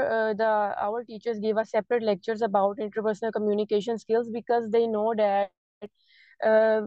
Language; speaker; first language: English; non-native, local second language; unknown